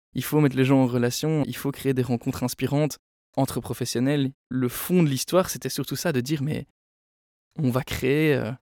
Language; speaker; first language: French; native; French